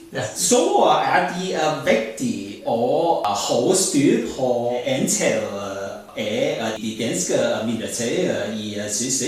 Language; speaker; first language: Danish; non-native, learner; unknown